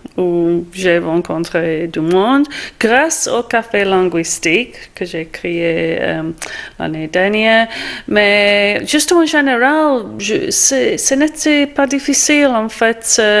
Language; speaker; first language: French; non-native, fluent; English